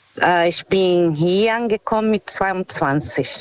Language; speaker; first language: German; non-native, fluent; Portuguese